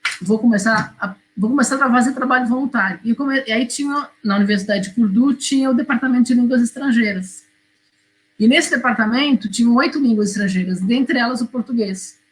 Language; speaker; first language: Portuguese; native; Portuguese